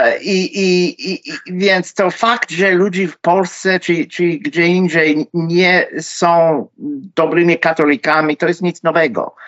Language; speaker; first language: Polish; non-native, fluent; English